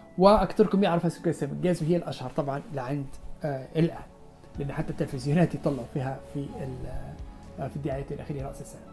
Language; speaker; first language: Arabic; non-native, local second language; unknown